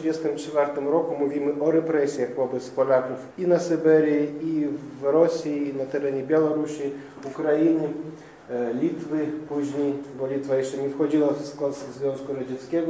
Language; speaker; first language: Polish; non-native, fluent; Russian